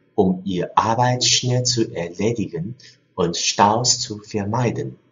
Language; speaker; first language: German; non-native, fluent; Chinese